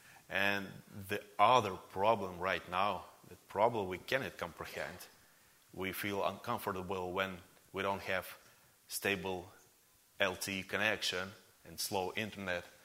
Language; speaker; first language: English; non-native, fluent; Russian